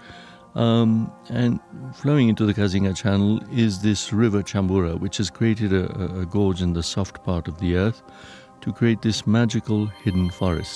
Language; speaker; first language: English; non-native, local second language; Punjabi